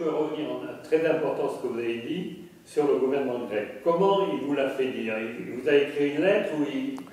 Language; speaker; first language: French; native; French